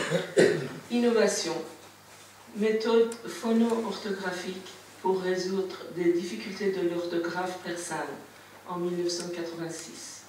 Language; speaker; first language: French; non-native, fluent; Persian